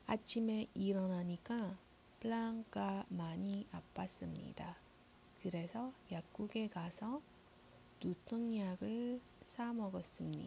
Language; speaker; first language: Korean; non-native, fluent; Iloko